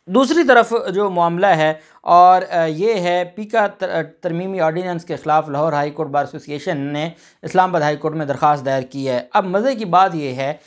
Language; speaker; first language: Urdu; non-native, local second language; Punjabi